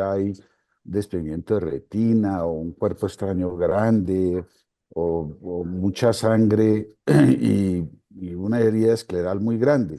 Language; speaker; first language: Spanish; native; Spanish